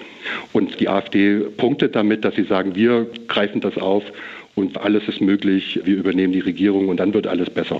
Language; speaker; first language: German; native; German